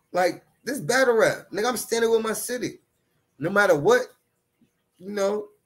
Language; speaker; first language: English; native; English